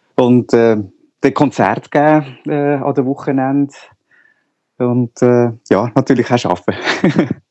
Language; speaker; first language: Swiss German; non-native, local second language; Spanish